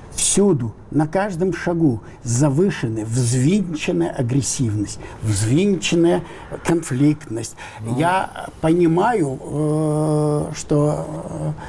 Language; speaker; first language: Russian; non-native, local second language; Ukrainian